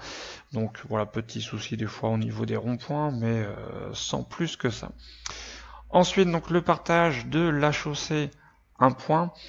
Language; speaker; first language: French; native; French